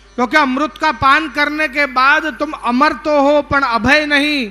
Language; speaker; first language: Hindi; non-native, local second language; Gujarati